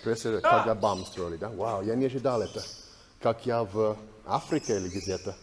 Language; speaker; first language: Russian; non-native, learner; English